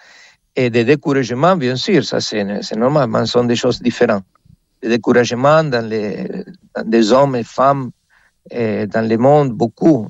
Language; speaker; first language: French; non-native, fluent; Spanish